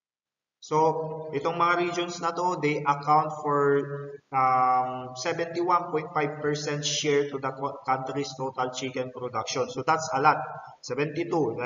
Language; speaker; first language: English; non-native, local second language; Filipino